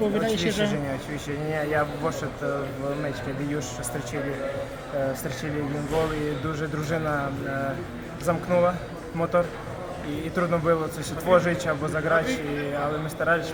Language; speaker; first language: Polish; non-native, learner; Ukrainian